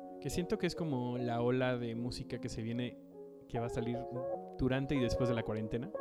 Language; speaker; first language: Spanish; native; Spanish